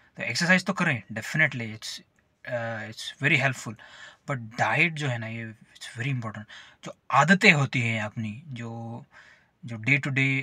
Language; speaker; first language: Hindi; non-native, local second language; Marathi